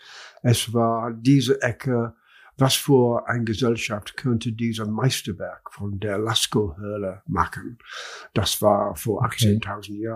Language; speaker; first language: German; non-native, learner; English